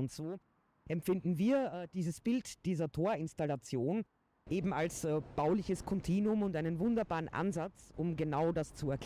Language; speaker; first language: German; native; German